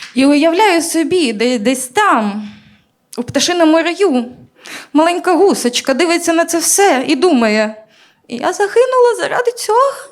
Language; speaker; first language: Ukrainian; native; Ukrainian